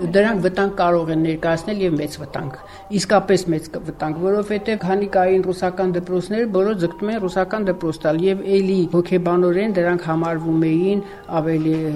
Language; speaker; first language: Armenian; native; Armenian